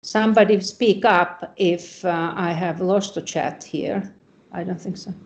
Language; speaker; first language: English; non-native, fluent; Finnish